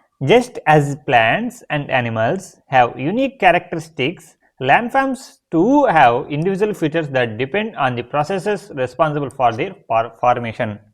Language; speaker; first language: English; non-native, local second language; Telugu